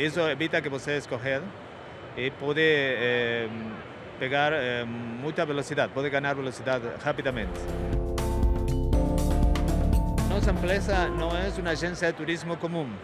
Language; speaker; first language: Portuguese; non-native, fluent; Spanish